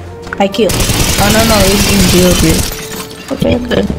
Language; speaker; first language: English; non-native, learner; Hungarian